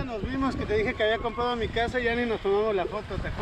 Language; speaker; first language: Spanish; native; Spanish